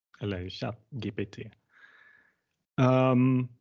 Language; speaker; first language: Swedish; non-native, fluent; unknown